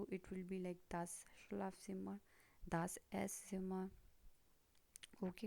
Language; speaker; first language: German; non-native, fluent; Hindi